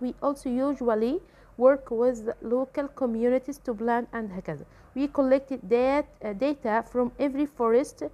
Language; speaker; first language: English; non-native, fluent; Arabic